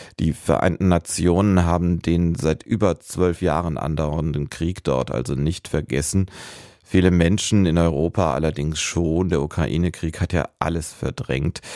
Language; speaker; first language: German; native; German